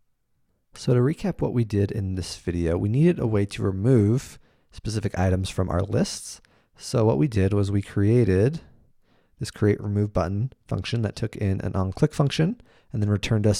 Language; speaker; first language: English; native; English